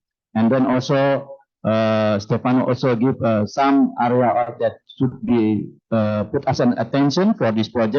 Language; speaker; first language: English; non-native, fluent; Indonesian